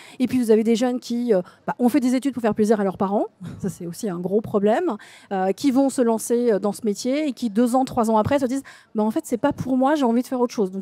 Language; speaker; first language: French; native; French